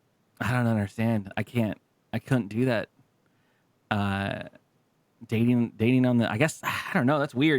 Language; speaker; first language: English; native; English